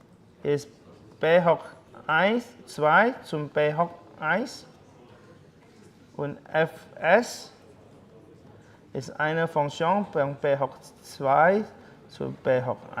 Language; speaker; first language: German; non-native, learner; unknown